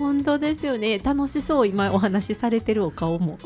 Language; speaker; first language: Japanese; native; Japanese